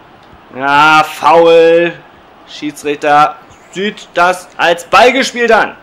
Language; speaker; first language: German; native; German